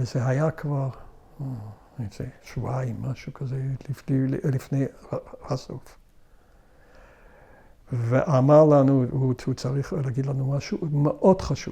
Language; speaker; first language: Hebrew; non-native, fluent; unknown